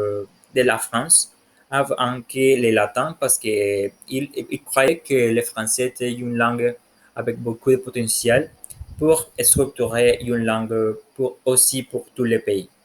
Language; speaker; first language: French; non-native, learner; Spanish